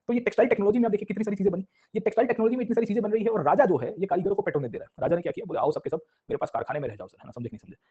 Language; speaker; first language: Hindi; non-native, local second language; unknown